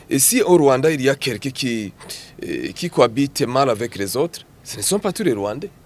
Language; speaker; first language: French; non-native, local second language; Rundi